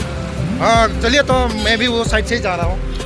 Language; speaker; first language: Hindi; non-native, local second language; Assamese